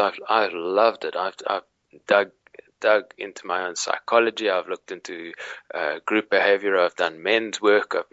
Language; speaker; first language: English; native; English